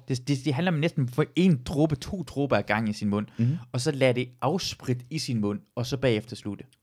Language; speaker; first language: Danish; early bilingual, other home language; Persian